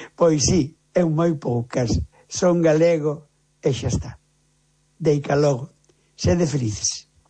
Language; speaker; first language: Galician; native; Galician